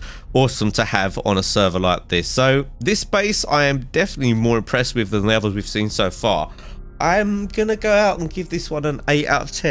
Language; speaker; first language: English; native; English